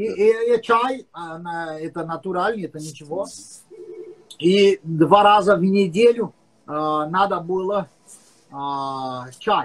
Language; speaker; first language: Russian; non-native, learner; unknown